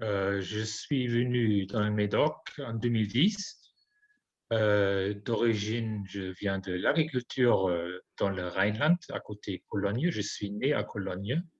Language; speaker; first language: French; non-native, fluent; German